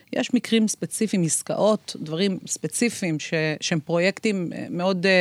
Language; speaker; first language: Hebrew; native; Hebrew